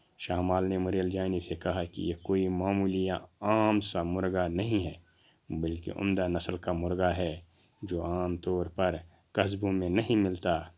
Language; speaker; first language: Urdu; non-native, local second language; Kashmiri